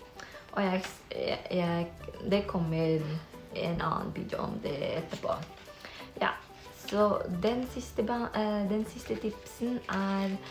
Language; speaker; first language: Norwegian; non-native, fluent; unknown